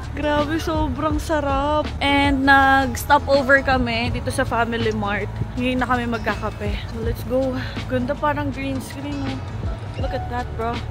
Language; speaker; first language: Filipino; native; Filipino